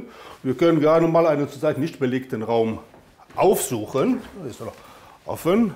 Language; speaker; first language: German; native; German